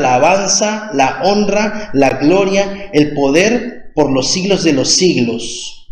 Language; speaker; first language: Spanish; native; Spanish